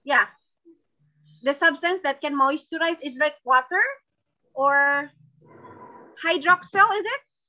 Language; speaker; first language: English; non-native, fluent; Indonesian